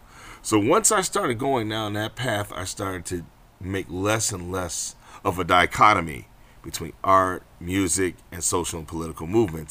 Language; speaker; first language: English; native; English